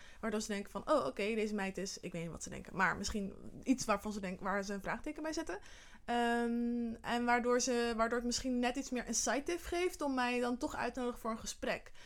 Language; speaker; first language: Dutch; early bilingual, other home language; Somali